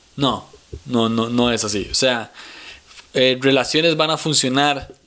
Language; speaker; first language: Spanish; native; Spanish